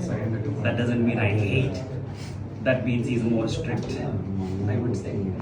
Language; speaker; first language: English; non-native, local second language; Telugu